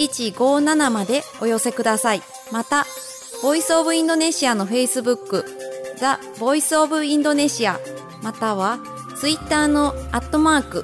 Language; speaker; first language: Japanese; non-native, fluent; Indonesian